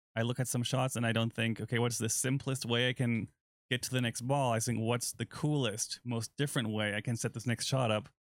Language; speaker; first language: English; non-native, fluent; German